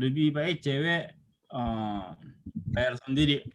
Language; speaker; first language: Indonesian; non-native, fluent; Japanese